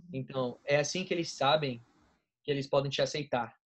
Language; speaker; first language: Portuguese; non-native, fluent; English